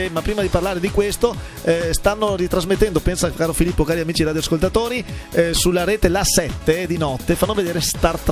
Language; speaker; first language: Italian; native; Italian